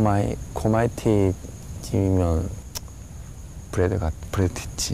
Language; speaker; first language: Vietnamese; non-native, learner; English